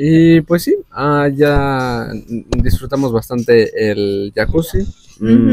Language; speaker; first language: Spanish; native; Spanish